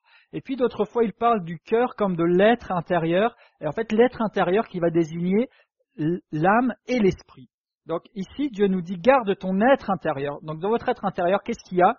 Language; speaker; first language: French; native; French